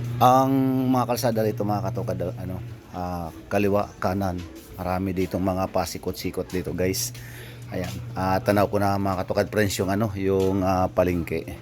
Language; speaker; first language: Filipino; native; Filipino